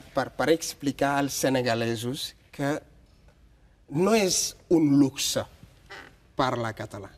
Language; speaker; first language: Catalan; non-native, fluent; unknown